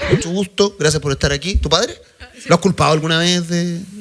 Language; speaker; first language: Spanish; native; Spanish